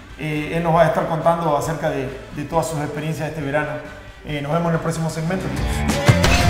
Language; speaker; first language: Spanish; native; Spanish